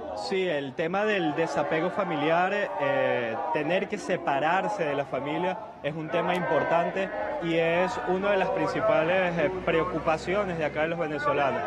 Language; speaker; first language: Spanish; native; Spanish